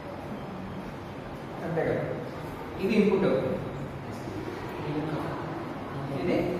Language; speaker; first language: Telugu; native; Telugu